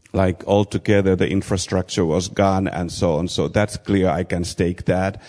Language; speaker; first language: English; non-native, fluent; Finnish